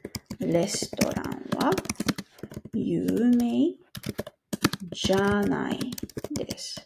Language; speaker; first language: Japanese; non-native, fluent; English